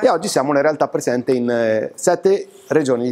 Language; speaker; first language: Italian; native; Italian